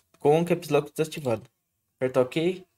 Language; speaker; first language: Portuguese; native; Portuguese